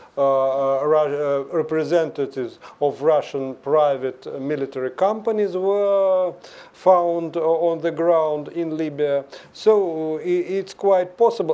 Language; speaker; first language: English; non-native, fluent; Russian